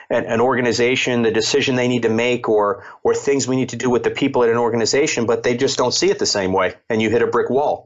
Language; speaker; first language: English; native; English